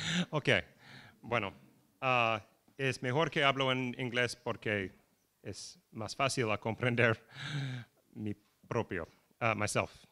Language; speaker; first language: Spanish; non-native, learner; English